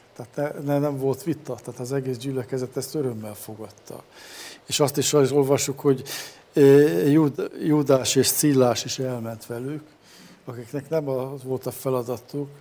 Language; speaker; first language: Hungarian; native; Hungarian